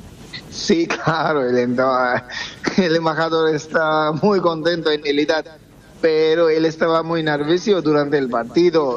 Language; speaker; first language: Spanish; non-native, fluent; Bangla